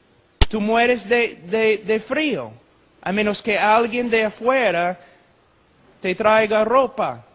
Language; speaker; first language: Spanish; non-native, fluent; English